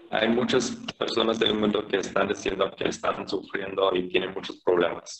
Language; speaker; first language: Spanish; non-native, fluent; Korean